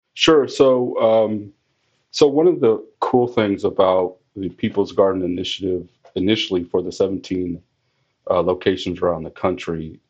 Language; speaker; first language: English; native; English